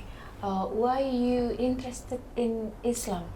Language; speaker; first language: English; non-native, learner; Indonesian